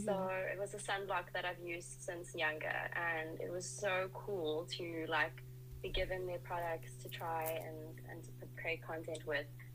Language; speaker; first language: English; native; English